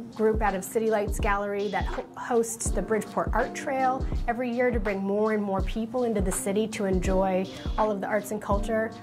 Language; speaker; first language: English; native; English